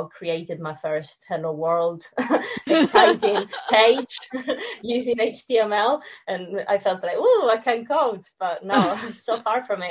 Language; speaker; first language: English; non-native, fluent; Italian